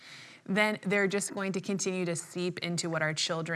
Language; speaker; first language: English; native; English